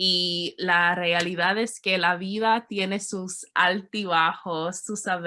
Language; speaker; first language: Spanish; non-native, learner; English